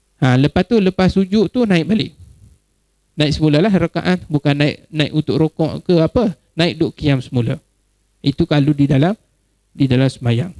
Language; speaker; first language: Malay; native; Malay